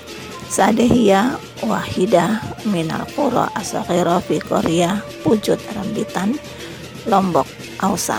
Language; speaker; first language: Arabic; non-native, fluent; Indonesian